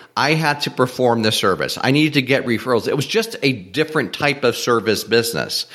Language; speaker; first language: English; native; English